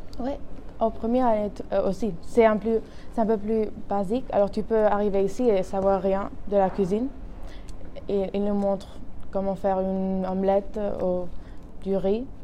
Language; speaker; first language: French; non-native, learner; Spanish